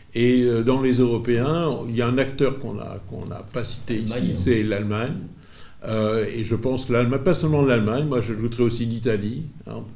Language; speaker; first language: French; native; French